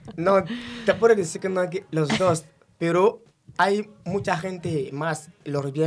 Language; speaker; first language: Spanish; non-native, fluent; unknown